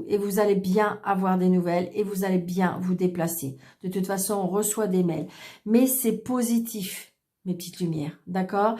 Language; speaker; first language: French; native; French